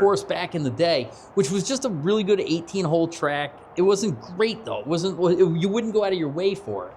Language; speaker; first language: English; native; English